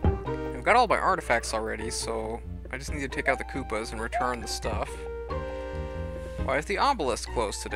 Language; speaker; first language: English; native; English